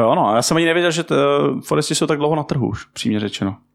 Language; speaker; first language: Czech; native; Czech